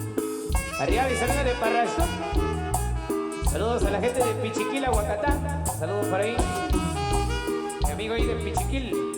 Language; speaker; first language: Spanish; native; Spanish